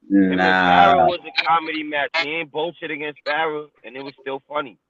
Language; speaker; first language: English; native; English